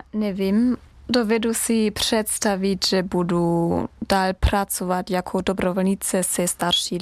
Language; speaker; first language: Czech; non-native, learner; German